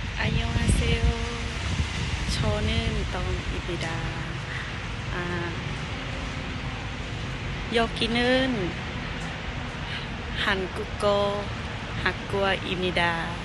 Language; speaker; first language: Korean; non-native, learner; Lao